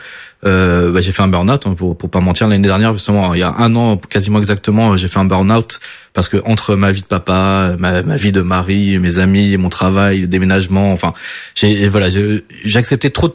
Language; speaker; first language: French; early bilingual, other home language; Portuguese